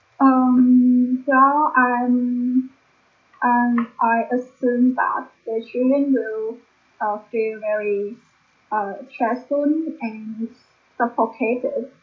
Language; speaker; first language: English; non-native, learner; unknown